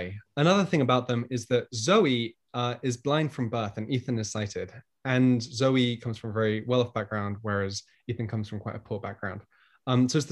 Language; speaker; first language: English; native; English